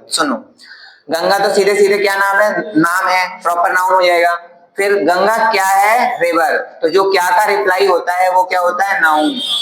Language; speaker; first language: Hindi; native; Hindi